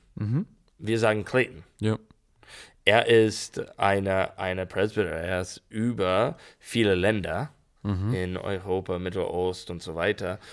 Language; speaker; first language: German; non-native, learner; English